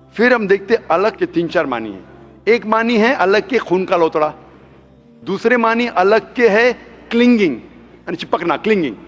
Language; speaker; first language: Hindi; non-native, local second language; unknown